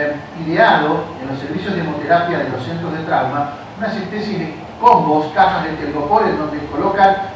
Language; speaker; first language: Spanish; native; Spanish